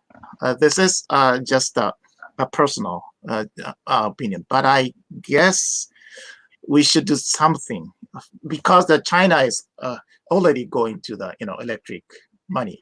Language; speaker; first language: English; non-native, fluent; Japanese